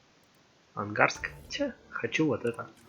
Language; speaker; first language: Russian; native; Russian